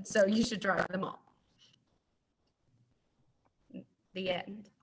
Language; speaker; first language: English; native; English